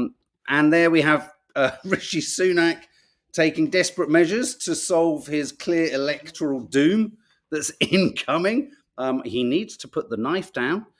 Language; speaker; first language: English; native; English